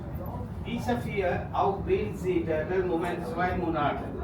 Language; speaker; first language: German; non-native, learner; Sinhala